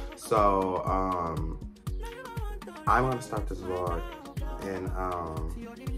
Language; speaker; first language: English; native; English